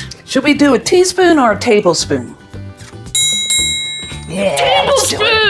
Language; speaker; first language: English; native; English